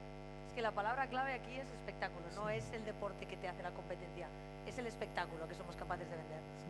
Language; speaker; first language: Spanish; native; Spanish